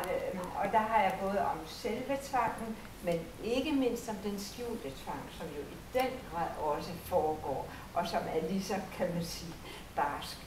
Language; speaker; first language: Danish; native; Danish